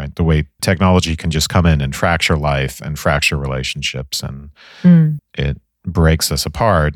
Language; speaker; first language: English; native; English